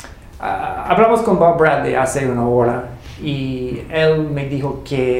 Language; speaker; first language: Spanish; non-native, fluent; English